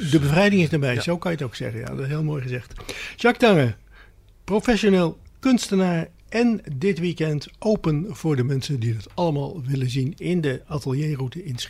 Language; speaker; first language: Dutch; native; Dutch